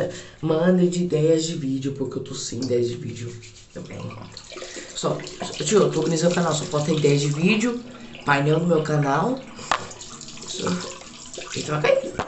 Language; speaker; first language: Portuguese; native; Portuguese